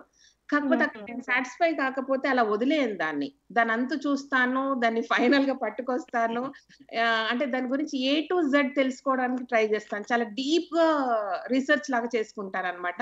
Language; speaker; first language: Telugu; native; Telugu